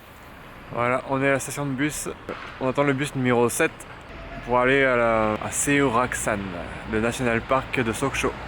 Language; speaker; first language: French; native; French